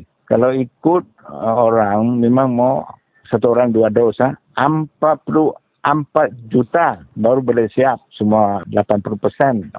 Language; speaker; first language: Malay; non-native, local second language; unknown